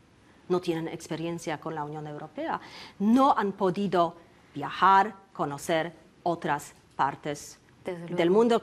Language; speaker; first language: Spanish; non-native, fluent; Polish